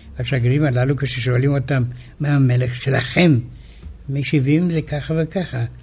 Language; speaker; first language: Hebrew; non-native, fluent; Romanian